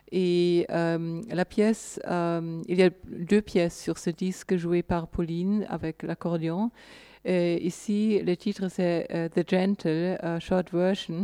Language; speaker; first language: French; non-native, fluent; German